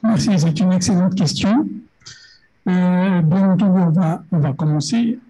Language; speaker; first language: French; non-native, local second language; Arabic